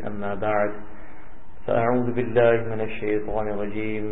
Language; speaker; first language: Arabic; non-native, fluent; English